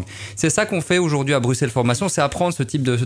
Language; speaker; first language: French; native; French